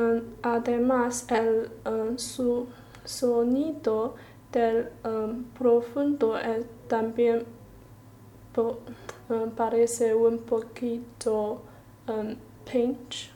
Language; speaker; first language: Spanish; non-native, learner; Chinese